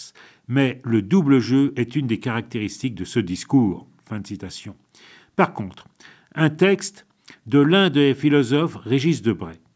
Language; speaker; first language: French; native; French